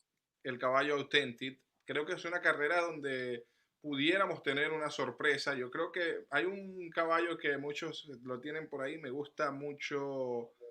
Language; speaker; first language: Spanish; native; Spanish